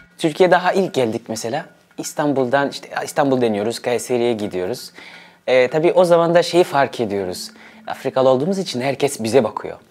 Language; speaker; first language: Turkish; early bilingual, other home language; Swahili